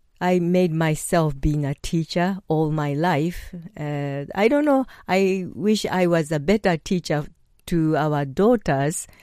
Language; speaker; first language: English; non-native, learner; Japanese